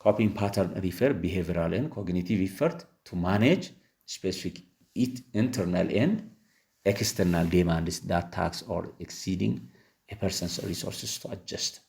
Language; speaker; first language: English; non-native, local second language; Amharic